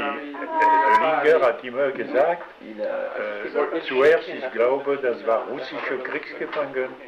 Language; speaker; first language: German; non-native, learner; French